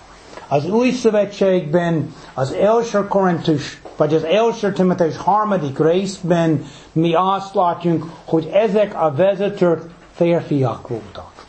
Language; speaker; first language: Hungarian; non-native, fluent; English